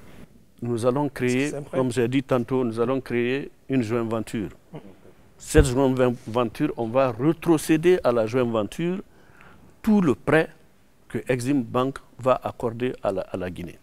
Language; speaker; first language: French; non-native, local second language; Susu